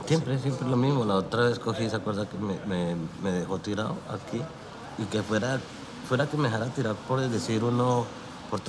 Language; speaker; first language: Spanish; native; Spanish